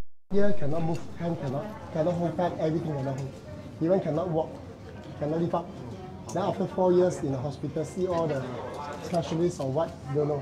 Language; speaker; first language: English; non-native, local second language; Cantonese